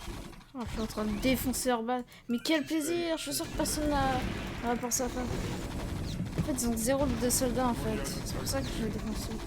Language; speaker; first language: French; native; French